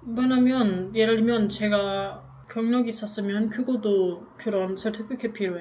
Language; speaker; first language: Korean; non-native, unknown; German